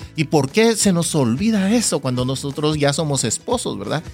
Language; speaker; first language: Spanish; non-native, fluent; Korean